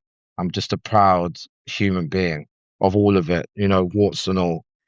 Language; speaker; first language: English; native; English